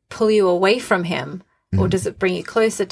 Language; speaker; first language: English; native; English